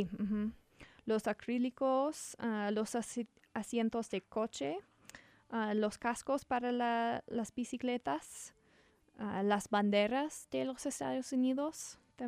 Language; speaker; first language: Spanish; non-native, learner; English